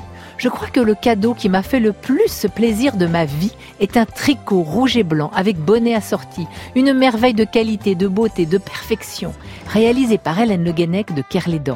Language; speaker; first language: French; native; French